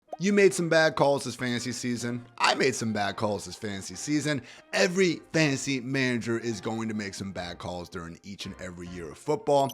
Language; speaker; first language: English; native; English